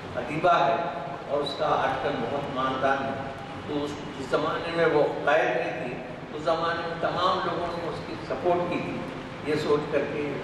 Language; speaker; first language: Urdu; native; Urdu